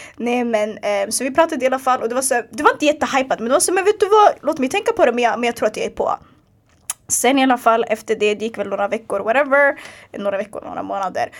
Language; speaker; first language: Swedish; early bilingual, other home language; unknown